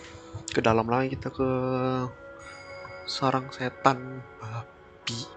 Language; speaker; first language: Indonesian; native; Indonesian